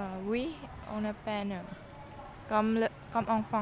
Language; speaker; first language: French; non-native, learner; Lao